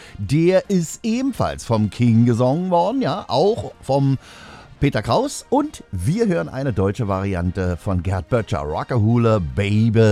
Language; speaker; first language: German; native; German